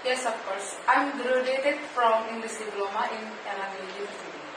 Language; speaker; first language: English; non-native, learner; Indonesian